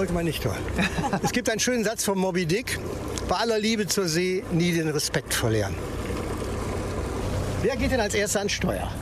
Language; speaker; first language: German; native; German